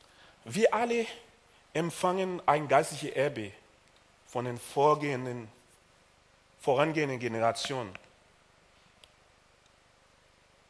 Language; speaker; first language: German; non-native, fluent; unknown